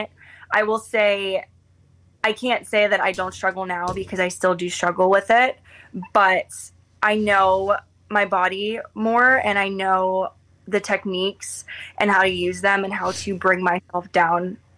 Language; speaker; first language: English; native; English